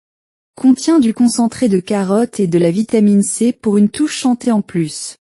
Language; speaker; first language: French; non-native, learner; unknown